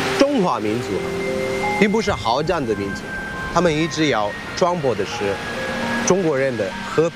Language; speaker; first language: Chinese; non-native, fluent; Sinhala